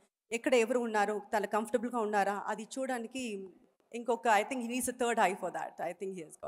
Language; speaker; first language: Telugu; non-native, fluent; Tamil